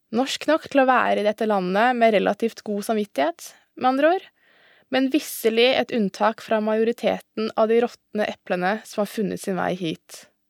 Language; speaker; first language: Norwegian; early bilingual, other home language; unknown